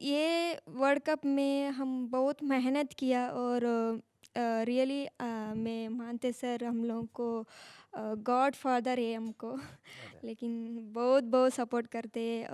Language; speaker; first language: Hindi; non-native, local second language; Kannada